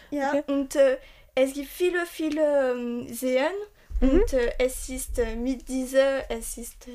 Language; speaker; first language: German; non-native, learner; French